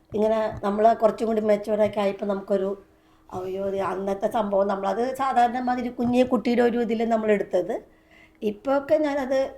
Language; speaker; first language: Malayalam; native; Malayalam